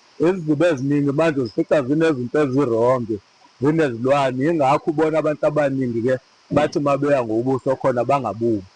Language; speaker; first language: Zulu; native; Zulu